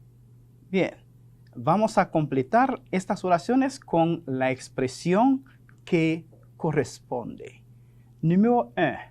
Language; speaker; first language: Spanish; non-native, fluent; French